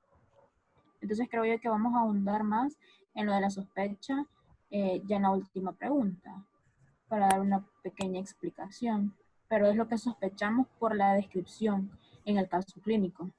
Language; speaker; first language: Spanish; native; Spanish